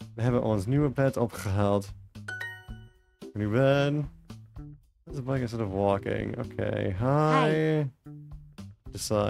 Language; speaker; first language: Dutch; non-native, learner; English